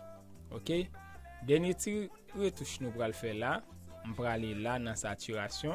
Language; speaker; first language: French; non-native, learner; Haitian Creole